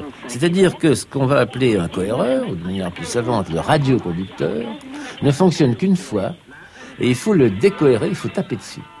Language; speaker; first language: French; native; French